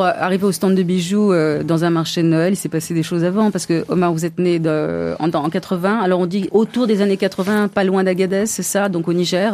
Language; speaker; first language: French; native; French